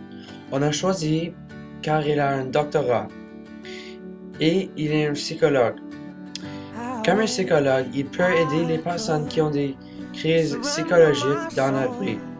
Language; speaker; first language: French; non-native, learner; English